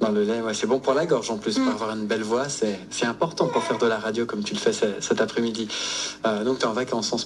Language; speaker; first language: French; native; French